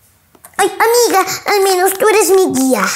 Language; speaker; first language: Spanish; native; Spanish